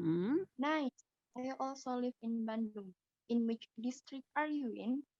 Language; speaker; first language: English; non-native, learner; Indonesian